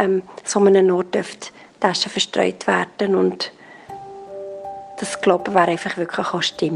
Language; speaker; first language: German; native; German